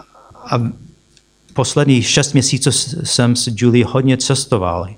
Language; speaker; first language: Czech; non-native, fluent; English